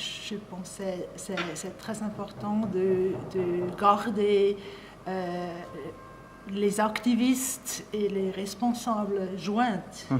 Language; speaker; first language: French; non-native, local second language; German